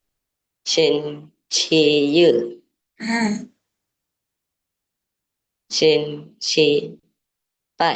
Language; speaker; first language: Chinese; non-native, learner; Lao